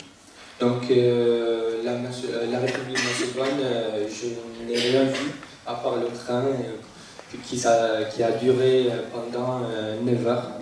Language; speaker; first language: French; non-native, fluent; Arabic